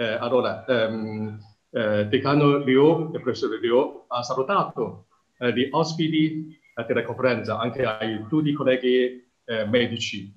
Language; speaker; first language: Italian; non-native, learner; Chinese